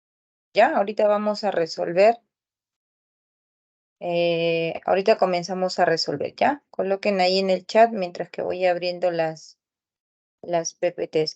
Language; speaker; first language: Spanish; native; Spanish